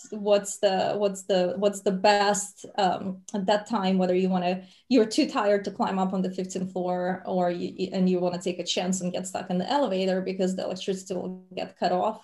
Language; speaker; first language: English; non-native, fluent; Russian